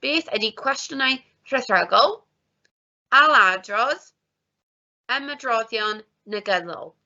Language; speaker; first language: Welsh; non-native, fluent; English